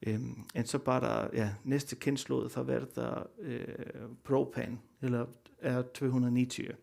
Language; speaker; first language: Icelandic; non-native, learner; Danish